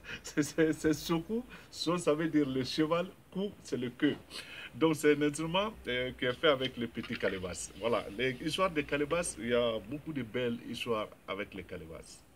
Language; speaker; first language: French; non-native, local second language; Bambara